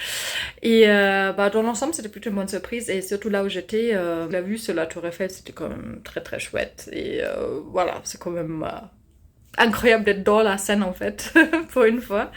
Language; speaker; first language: French; non-native, fluent; German